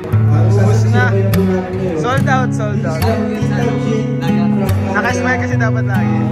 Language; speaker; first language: Filipino; native; Filipino